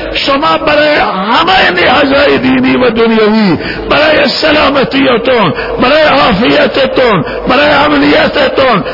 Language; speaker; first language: Persian; non-native, local second language; Baluchi